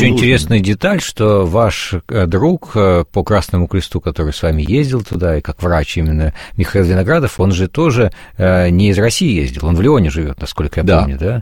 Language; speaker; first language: Russian; native; Russian